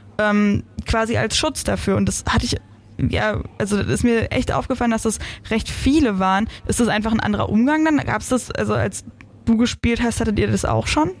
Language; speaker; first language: German; native; German